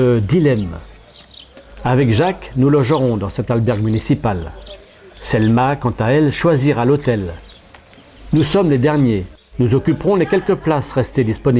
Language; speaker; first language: French; native; French